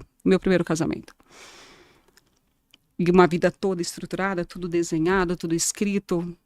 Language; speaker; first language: Portuguese; native; Portuguese